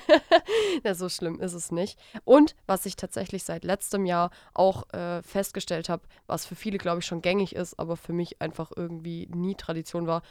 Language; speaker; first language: German; native; German